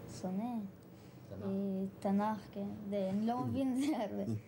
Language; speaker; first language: Hebrew; early bilingual, other home language; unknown